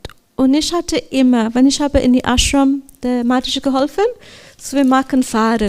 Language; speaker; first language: German; non-native, learner; English